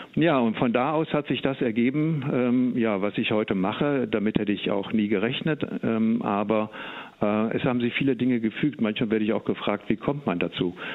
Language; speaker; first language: German; native; German